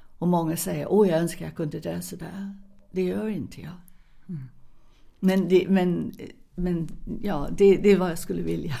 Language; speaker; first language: Swedish; non-native, fluent; English